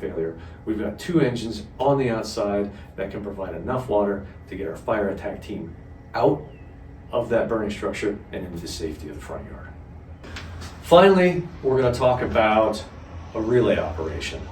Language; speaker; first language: English; native; English